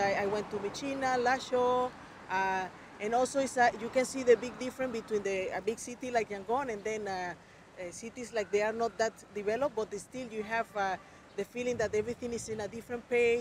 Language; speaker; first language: English; non-native, fluent; Spanish